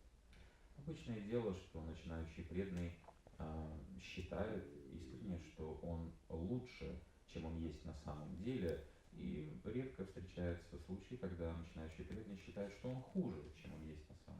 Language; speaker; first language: Russian; native; Russian